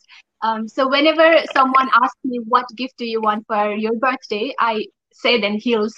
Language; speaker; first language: English; non-native, local second language; Nepali